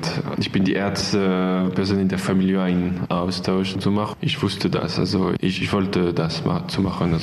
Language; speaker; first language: German; non-native, fluent; French